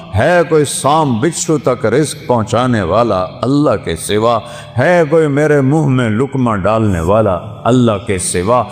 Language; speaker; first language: Urdu; non-native, local second language; Saraiki